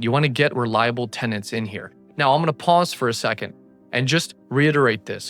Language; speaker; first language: English; native; English